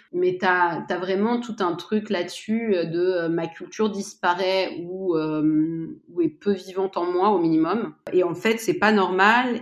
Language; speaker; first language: French; native; French